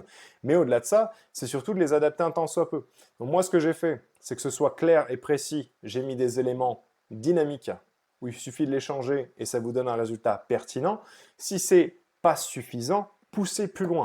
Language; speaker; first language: French; native; French